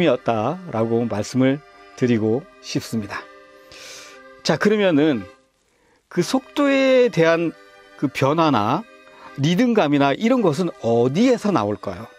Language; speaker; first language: Korean; native; Korean